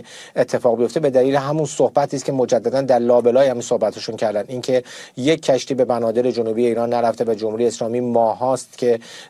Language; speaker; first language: Persian; native; Persian